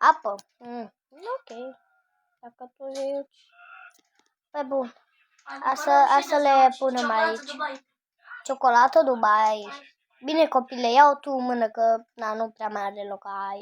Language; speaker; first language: Romanian; native; Romanian